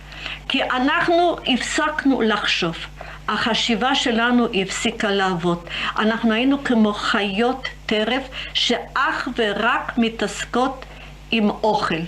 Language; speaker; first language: Hebrew; non-native, fluent; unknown